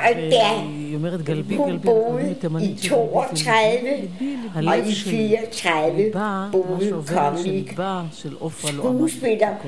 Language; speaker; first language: Danish; early bilingual, other home language; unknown